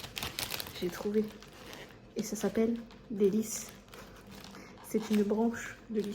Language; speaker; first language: French; native; French